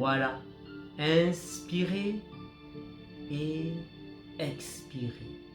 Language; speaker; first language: French; native; French